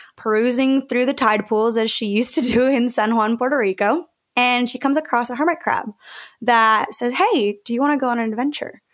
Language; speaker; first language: English; early bilingual, other home language; Spanish